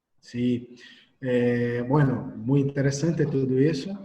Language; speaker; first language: Spanish; non-native, learner; Portuguese